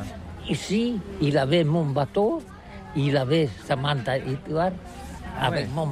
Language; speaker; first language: French; non-native, local second language; Catalan